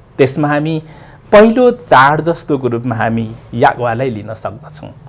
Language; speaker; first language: Nepali; non-native, local second language; Limbu